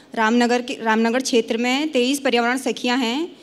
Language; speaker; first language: Hindi; native; Hindi